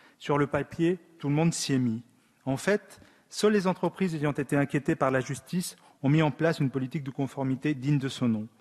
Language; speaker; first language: French; early bilingual, other home language; Spanish